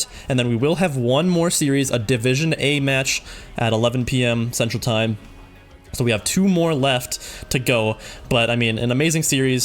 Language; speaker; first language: English; native; English